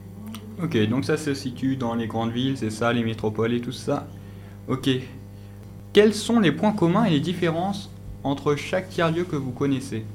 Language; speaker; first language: French; native; French